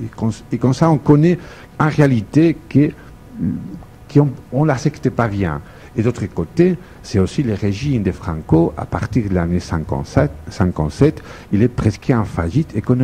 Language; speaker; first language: French; non-native, fluent; Spanish